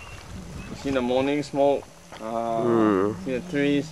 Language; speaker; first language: English; non-native, fluent; Chinese